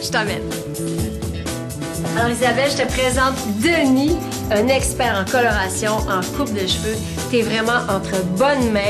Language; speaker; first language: French; native; French